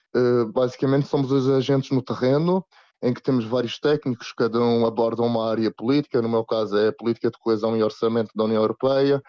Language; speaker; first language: Portuguese; native; Portuguese